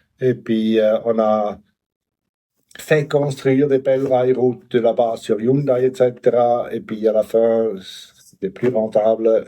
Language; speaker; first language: French; non-native, local second language; Swiss German